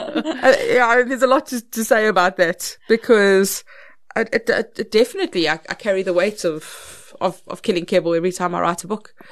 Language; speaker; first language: English; native; English